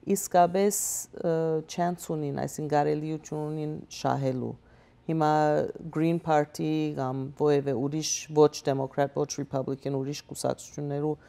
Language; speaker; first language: Armenian; early bilingual, heritage; Armenian